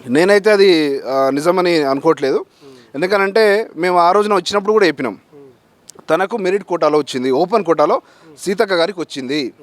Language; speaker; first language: Telugu; non-native, local second language; Lambadi